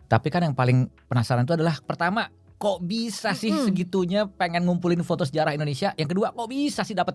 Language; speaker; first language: Indonesian; native; Indonesian